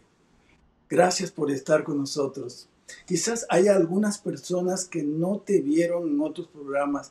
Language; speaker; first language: Spanish; native; Spanish